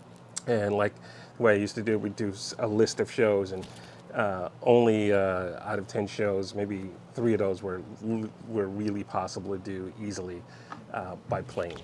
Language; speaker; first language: English; native; English